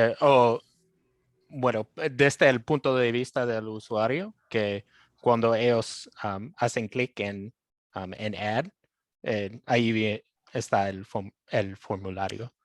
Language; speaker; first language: Spanish; non-native, fluent; English